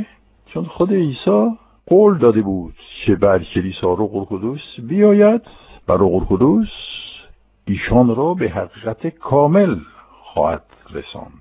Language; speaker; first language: Persian; non-native, fluent; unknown